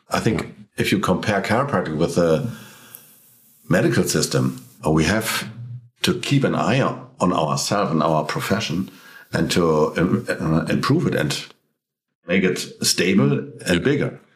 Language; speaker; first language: English; non-native, fluent; German